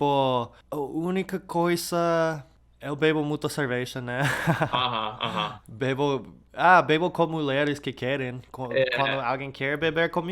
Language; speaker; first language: Portuguese; non-native, fluent; English